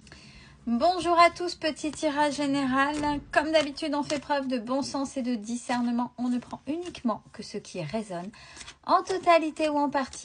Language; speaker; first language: French; native; French